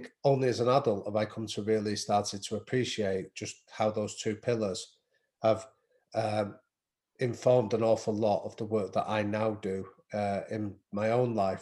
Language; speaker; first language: English; native; English